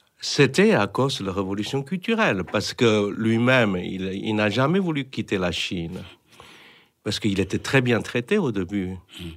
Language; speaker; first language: French; non-native, fluent; Chinese